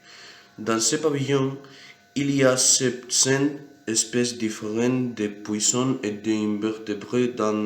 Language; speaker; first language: French; non-native, learner; Spanish